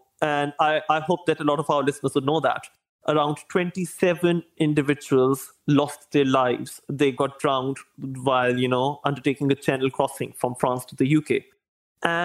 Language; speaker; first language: English; non-native, local second language; Urdu